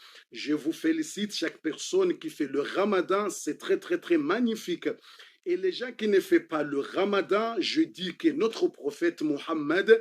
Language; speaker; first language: French; non-native, learner; Comorian